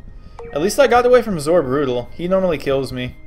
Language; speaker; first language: English; native; English